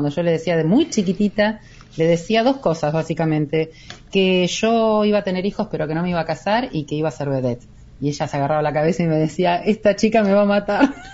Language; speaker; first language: Spanish; native; Spanish